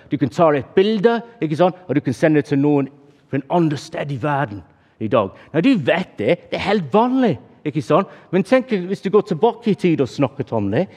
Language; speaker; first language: Norwegian; non-native, fluent; English